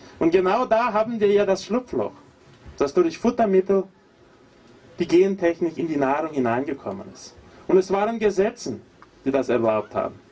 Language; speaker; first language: German; non-native, fluent; Portuguese